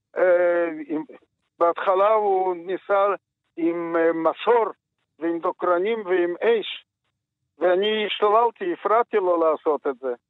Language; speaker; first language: Hebrew; non-native, fluent; Yiddish